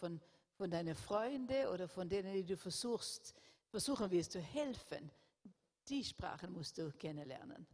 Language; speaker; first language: German; non-native, fluent; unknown